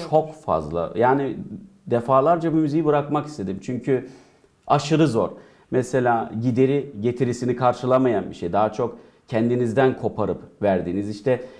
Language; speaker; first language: Turkish; early bilingual, heritage; Turkish